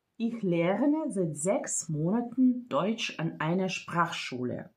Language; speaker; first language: German; non-native, fluent; Ukrainian